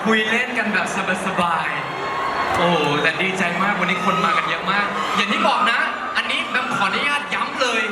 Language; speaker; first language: Thai; native; Thai